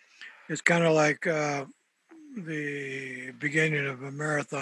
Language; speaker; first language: English; early bilingual, other home language; Spanish